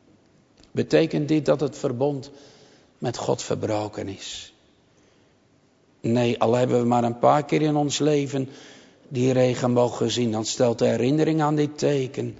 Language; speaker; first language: Dutch; native; Dutch